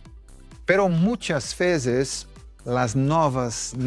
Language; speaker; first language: Spanish; non-native, fluent; Portuguese